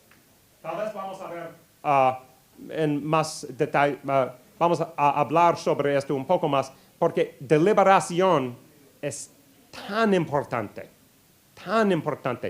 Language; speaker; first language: Spanish; non-native, learner; English